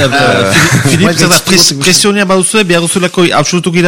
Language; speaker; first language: Basque; native; Basque